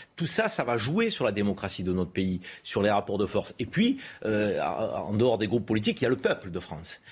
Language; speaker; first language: French; native; French